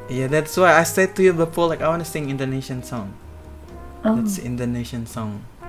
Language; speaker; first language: English; non-native, learner; Indonesian